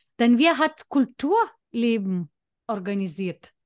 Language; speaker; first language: German; non-native, fluent; Lithuanian